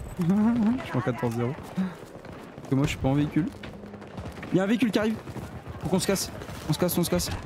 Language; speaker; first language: French; native; French